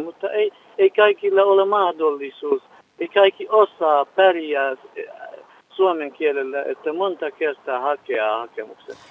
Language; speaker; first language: Finnish; non-native, learner; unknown